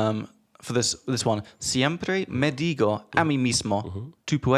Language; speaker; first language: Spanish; non-native, learner; English